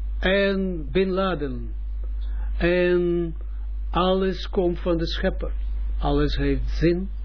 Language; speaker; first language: Dutch; non-native, fluent; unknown